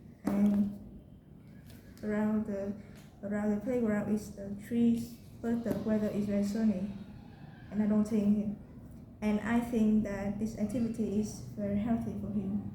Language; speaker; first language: English; non-native, learner; Vietnamese